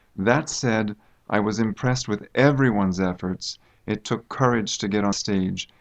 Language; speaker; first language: English; native; English